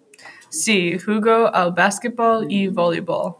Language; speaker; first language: Spanish; non-native, learner; English